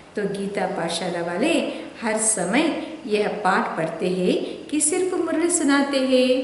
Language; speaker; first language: Hindi; non-native, local second language; Telugu